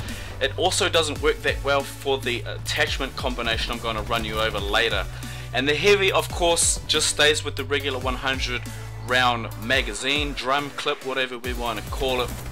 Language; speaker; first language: English; native; English